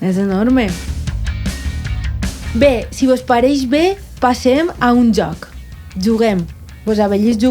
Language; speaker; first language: Catalan; native; Catalan